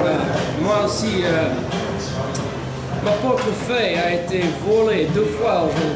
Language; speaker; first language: French; non-native, learner; English